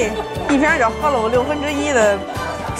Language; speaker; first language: Chinese; native; Chinese